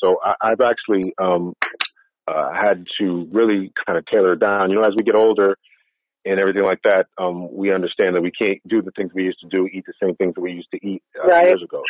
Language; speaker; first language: English; native; English